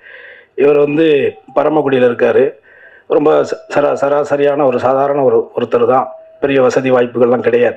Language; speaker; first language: Tamil; native; Tamil